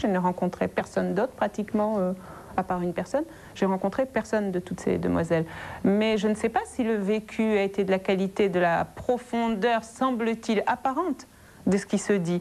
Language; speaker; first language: French; non-native, local second language; Arabic